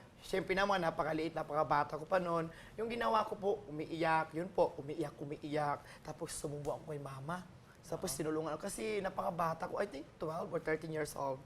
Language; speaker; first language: Filipino; non-native, local second language; Waray